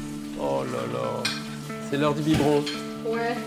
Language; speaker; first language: French; native; French